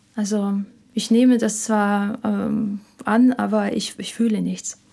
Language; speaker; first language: German; non-native, fluent; Ukrainian